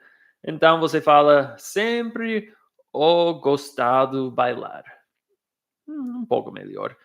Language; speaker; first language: Portuguese; non-native, fluent; English